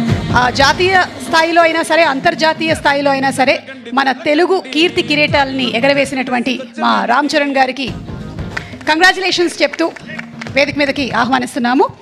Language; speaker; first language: Telugu; native; Telugu